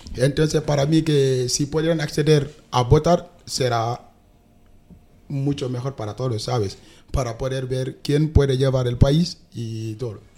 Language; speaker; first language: Spanish; non-native, fluent; Wolof